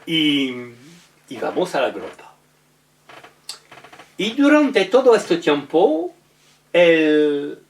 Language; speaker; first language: Spanish; non-native, learner; French